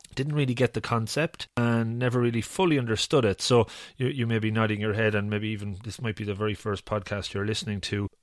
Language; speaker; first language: English; native; English